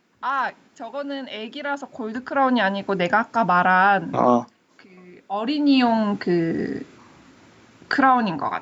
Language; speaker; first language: Korean; early bilingual, heritage; Korean